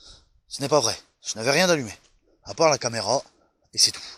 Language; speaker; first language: French; native; French